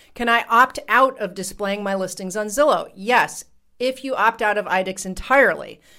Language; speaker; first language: English; native; English